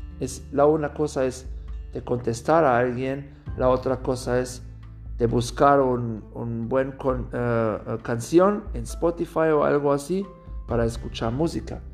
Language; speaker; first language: Spanish; non-native, learner; German